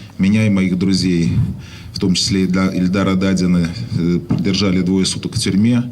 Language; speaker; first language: Russian; native; Russian